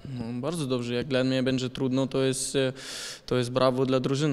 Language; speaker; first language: Polish; non-native, learner; German